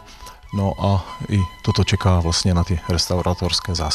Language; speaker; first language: Czech; native; Czech